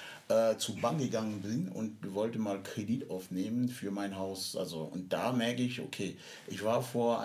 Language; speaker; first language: German; non-native, fluent; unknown